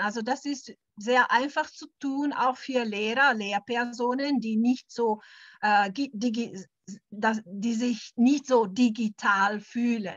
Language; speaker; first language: German; non-native, fluent; Italian